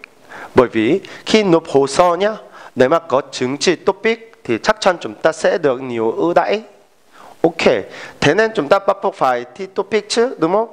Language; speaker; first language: Vietnamese; non-native, fluent; Korean